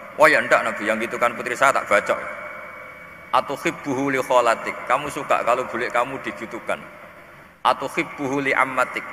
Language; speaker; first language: Indonesian; non-native, local second language; Javanese